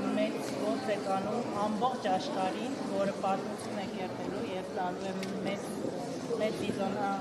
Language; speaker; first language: Armenian; early bilingual, heritage; Armenian